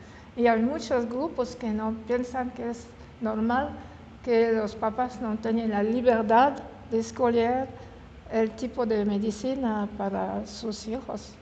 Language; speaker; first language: Spanish; non-native, learner; French